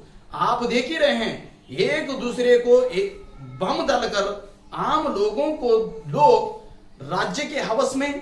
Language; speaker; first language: Hindi; native; Hindi